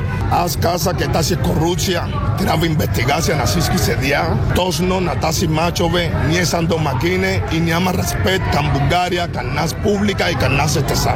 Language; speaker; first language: Bulgarian; non-native, learner; Spanish